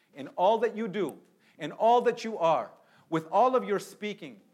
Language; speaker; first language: English; early bilingual, other home language; Spanish